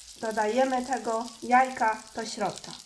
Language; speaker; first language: Polish; non-native, learner; Chinese